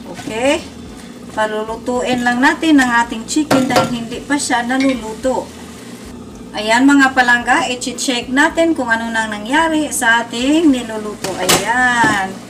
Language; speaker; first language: Filipino; non-native, local second language; Cebuano